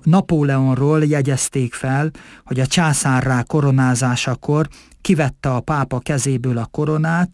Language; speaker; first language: Hungarian; native; Hungarian